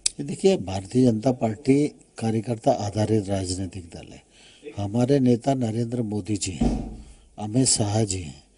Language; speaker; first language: Hindi; native; Hindi